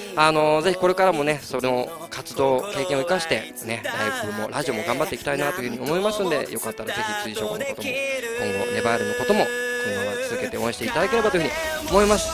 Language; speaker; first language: Japanese; native; Japanese